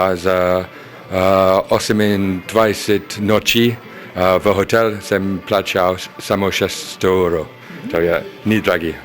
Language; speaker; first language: Slovenian; non-native, learner; English